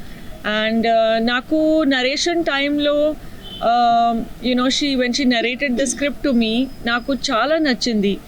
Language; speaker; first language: Telugu; non-native, fluent; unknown